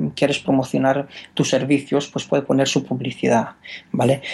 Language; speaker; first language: Spanish; non-native, fluent; Romanian